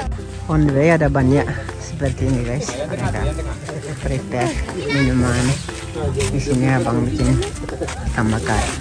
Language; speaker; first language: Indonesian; non-native, learner; Turkish